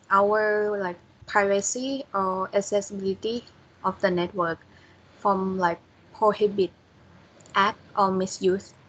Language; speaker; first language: English; non-native, fluent; Thai